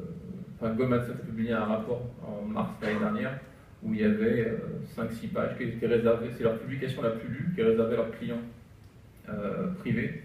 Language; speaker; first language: French; native; French